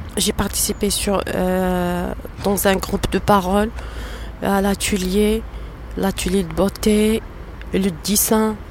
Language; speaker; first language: French; non-native, local second language; Arabic